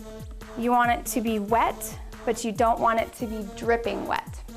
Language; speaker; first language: English; native; English